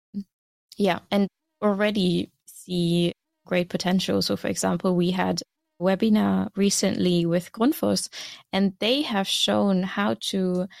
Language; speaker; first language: English; non-native, fluent; German